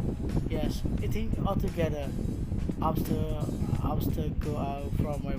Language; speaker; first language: English; non-native, learner; Khmer